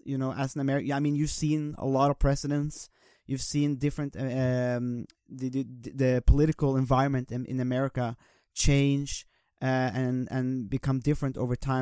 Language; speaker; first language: English; non-native, fluent; Norwegian